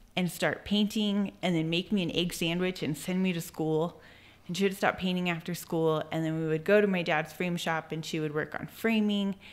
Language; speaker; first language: English; native; English